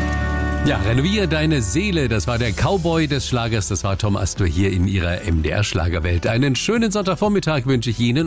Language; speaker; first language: German; native; German